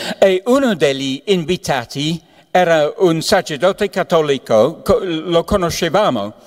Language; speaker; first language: Italian; non-native, fluent; English